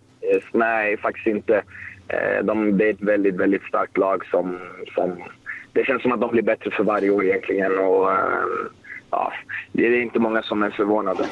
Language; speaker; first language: Swedish; native; Swedish